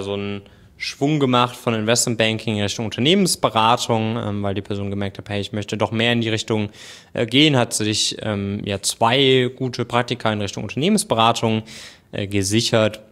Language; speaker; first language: German; native; German